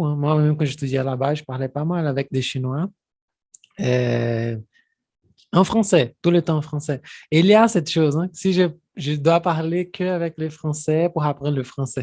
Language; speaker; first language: French; non-native, fluent; Portuguese